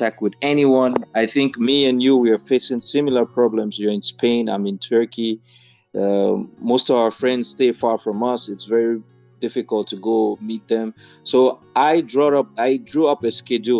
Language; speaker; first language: English; non-native, local second language; Fula